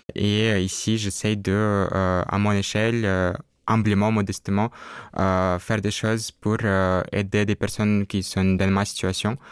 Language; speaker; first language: French; non-native, fluent; Russian